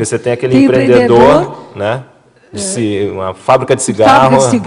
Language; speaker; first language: Portuguese; native; Portuguese